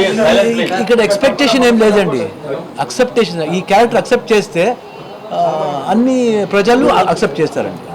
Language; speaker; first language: Telugu; non-native, learner; Kannada